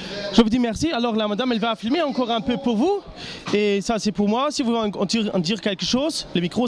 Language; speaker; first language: French; non-native, local second language; Luxembourgish